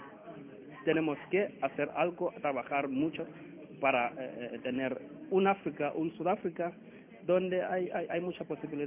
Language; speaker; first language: Spanish; non-native, learner; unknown